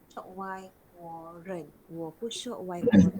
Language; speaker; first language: Chinese; non-native, local second language; Malay